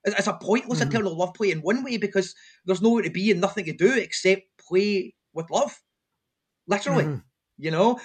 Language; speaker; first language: English; native; English